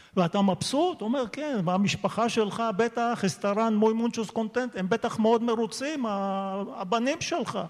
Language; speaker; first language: Hebrew; native; Hebrew